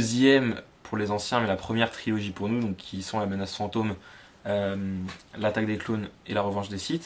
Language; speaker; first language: French; native; French